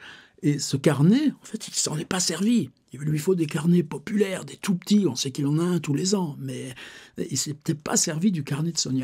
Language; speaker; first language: French; native; French